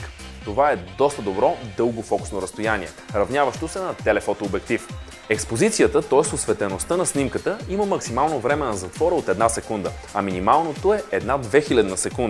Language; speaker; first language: Bulgarian; native; Bulgarian